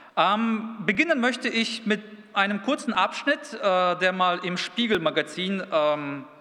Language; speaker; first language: German; early bilingual, other home language; Russian